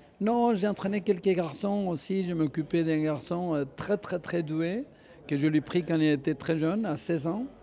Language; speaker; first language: French; non-native, fluent; Spanish